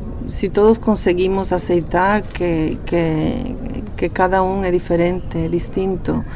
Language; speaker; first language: Portuguese; non-native, fluent; Spanish